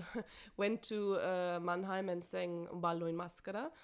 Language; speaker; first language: English; non-native, fluent; German